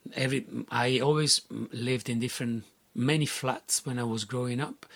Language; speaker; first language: English; non-native, fluent; Italian